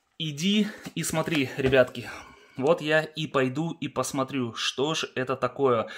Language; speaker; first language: Russian; early bilingual, heritage; Russian